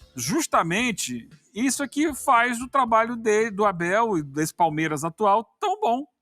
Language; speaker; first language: Portuguese; native; Portuguese